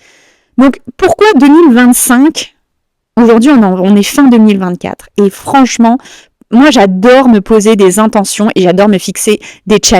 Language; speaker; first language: French; native; French